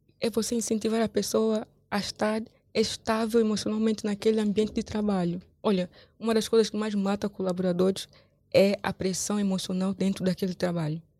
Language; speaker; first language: Portuguese; native; Portuguese